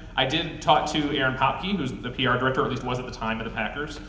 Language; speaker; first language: English; native; English